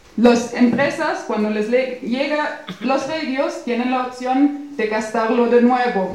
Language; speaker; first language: Spanish; non-native, fluent; German